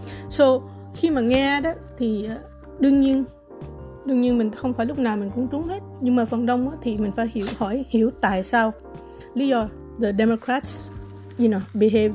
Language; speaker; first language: Vietnamese; native; Vietnamese